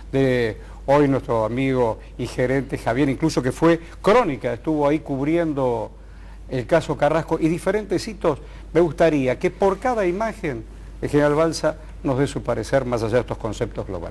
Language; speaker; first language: Spanish; native; Spanish